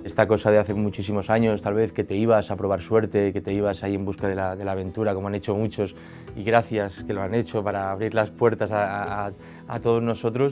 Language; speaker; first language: Spanish; native; Spanish